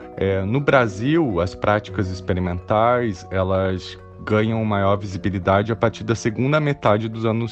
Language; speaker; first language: Portuguese; native; Portuguese